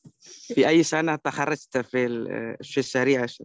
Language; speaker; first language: Arabic; non-native, learner; Indonesian